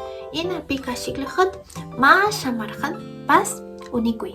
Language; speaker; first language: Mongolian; non-native, learner; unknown